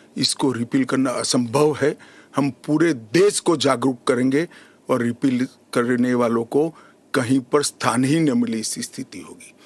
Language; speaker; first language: Hindi; non-native, local second language; Gujarati